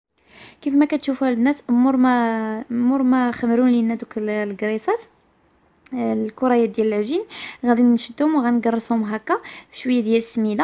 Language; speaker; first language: Arabic; native; Arabic